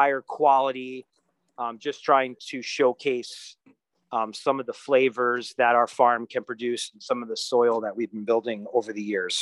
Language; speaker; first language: English; native; English